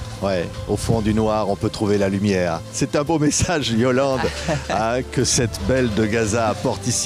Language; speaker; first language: French; native; French